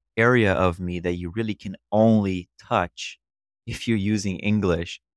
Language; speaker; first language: English; non-native, fluent; Portuguese